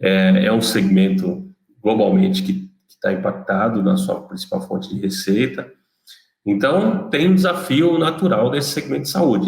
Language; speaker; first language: Portuguese; native; Portuguese